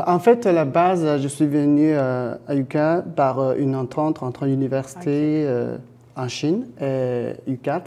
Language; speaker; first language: French; non-native, fluent; Chinese